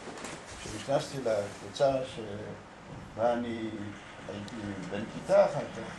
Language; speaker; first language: Hebrew; early bilingual, other home language; Polish